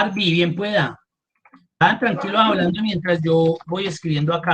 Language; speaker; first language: Spanish; native; Spanish